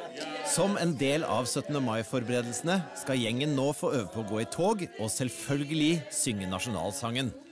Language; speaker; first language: Norwegian; native; Norwegian